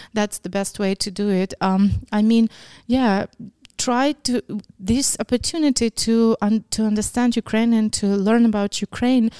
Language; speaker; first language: English; non-native, fluent; Ukrainian